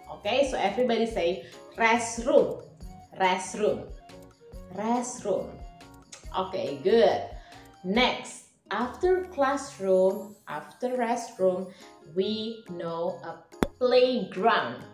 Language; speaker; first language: English; non-native, fluent; Indonesian